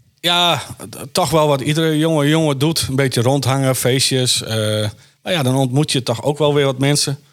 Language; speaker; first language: Dutch; native; Dutch